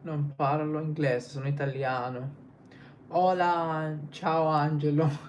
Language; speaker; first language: Italian; non-native, learner; English